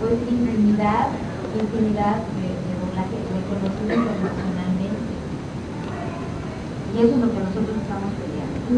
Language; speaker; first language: Spanish; native; Spanish